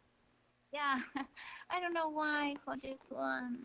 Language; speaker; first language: English; non-native, learner; Vietnamese